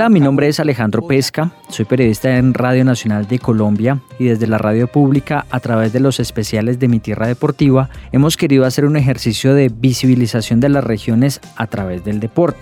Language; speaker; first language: Spanish; native; Spanish